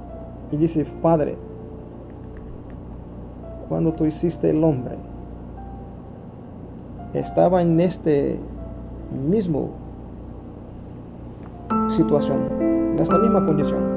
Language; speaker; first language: Spanish; non-native, fluent; Portuguese